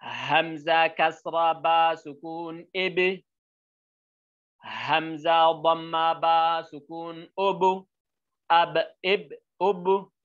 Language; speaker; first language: Arabic; non-native, learner; Oromo